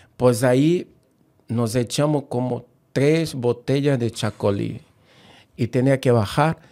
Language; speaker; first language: Spanish; non-native, fluent; Portuguese